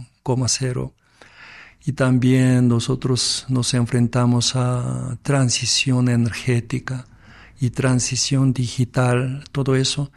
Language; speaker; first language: Spanish; non-native, fluent; Korean